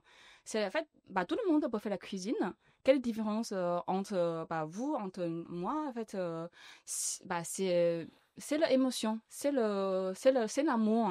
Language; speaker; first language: French; non-native, learner; Chinese